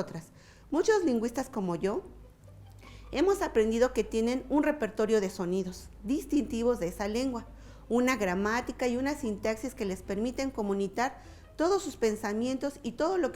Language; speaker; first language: Spanish; native; Spanish